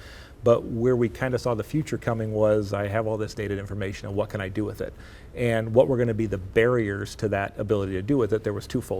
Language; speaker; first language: English; native; English